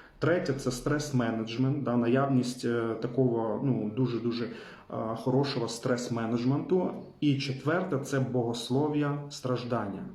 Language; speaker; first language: Ukrainian; non-native, local second language; Russian